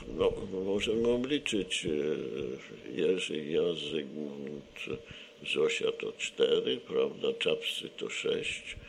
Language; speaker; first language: Polish; native; Polish